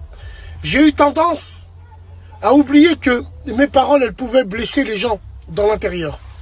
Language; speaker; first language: French; native; French